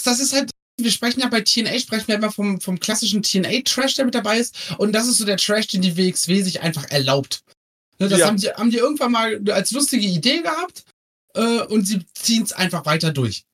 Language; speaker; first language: German; native; German